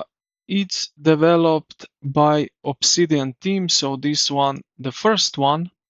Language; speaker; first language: English; non-native, fluent; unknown